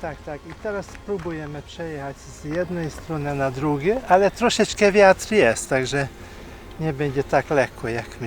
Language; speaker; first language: Polish; non-native, learner; Hungarian